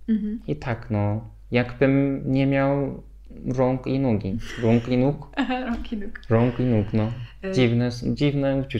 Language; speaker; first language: Polish; non-native, learner; Turkish